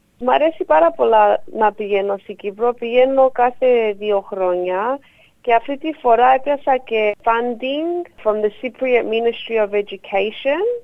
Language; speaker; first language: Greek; early bilingual, heritage; Greek